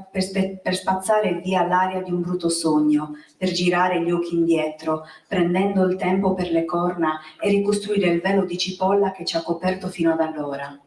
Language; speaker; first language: Italian; native; Italian